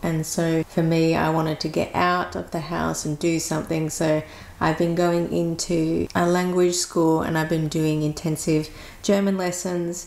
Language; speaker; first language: English; native; English